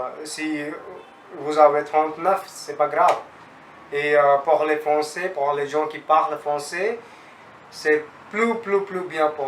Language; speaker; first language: French; non-native, learner; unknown